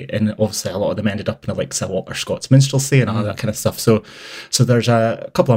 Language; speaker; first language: English; native; English